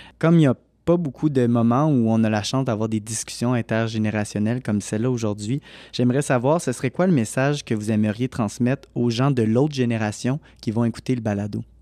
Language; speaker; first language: French; native; French